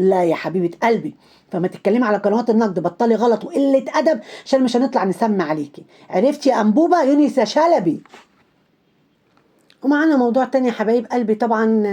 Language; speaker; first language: Arabic; native; Arabic